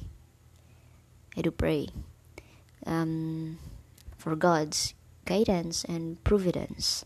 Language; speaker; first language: English; non-native, local second language; Cebuano